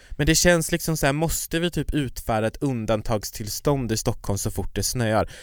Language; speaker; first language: Swedish; native; Swedish